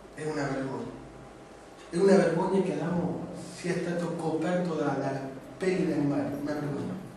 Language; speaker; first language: Italian; non-native, fluent; Spanish